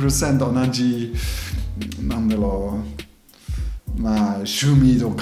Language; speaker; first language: Japanese; non-native, fluent; German